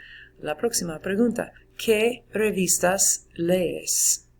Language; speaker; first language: Spanish; non-native, fluent; English